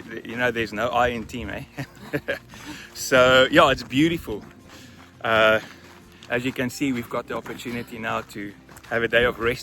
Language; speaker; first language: English; non-native, local second language; Afrikaans